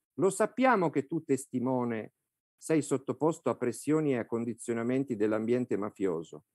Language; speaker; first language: Italian; native; Italian